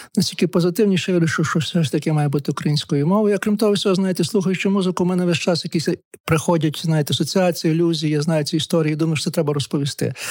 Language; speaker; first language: Ukrainian; native; Ukrainian